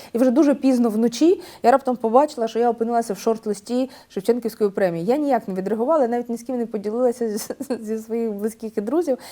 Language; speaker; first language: Ukrainian; native; Ukrainian